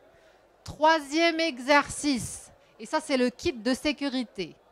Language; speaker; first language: French; non-native, local second language; Arabic